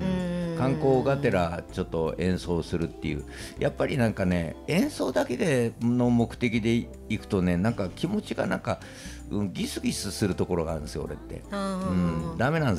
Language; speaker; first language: Japanese; native; Japanese